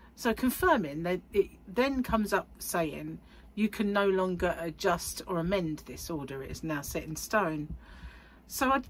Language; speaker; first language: English; native; English